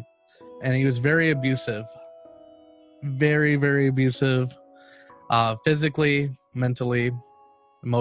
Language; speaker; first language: English; native; English